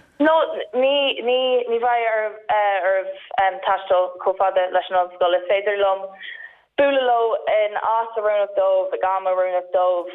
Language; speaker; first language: Irish; non-native, local second language; English